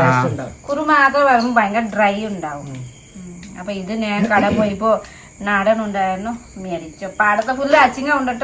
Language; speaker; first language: Malayalam; non-native, fluent; Nepali